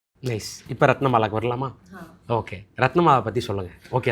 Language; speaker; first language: Tamil; native; Tamil